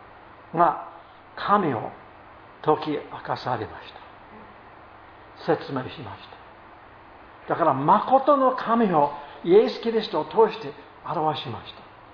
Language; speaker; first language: Japanese; non-native, fluent; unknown